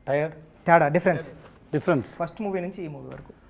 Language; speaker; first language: Telugu; native; Telugu